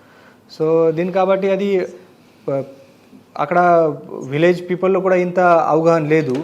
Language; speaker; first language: Telugu; non-native, learner; Marathi